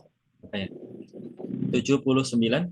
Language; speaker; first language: Indonesian; native; Indonesian